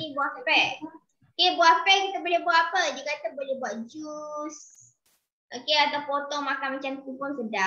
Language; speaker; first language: Malay; native; Malay